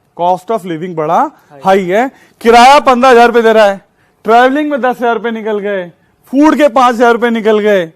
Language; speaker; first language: Hindi; native; Hindi